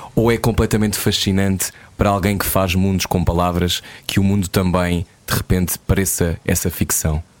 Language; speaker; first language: Portuguese; native; Portuguese